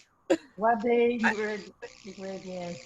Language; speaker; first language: English; non-native, learner; Portuguese